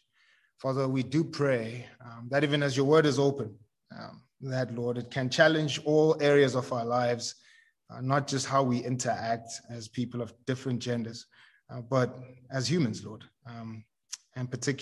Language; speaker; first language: English; non-native, local second language; Zulu